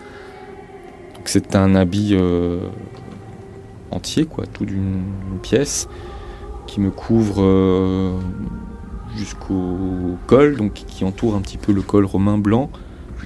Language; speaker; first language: French; native; French